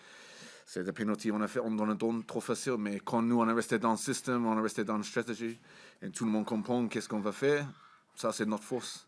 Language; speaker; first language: French; non-native, fluent; English